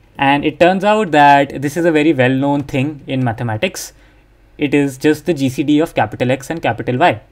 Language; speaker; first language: English; non-native, local second language; Hindi